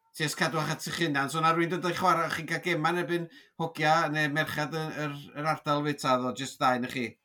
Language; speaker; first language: Welsh; native; Welsh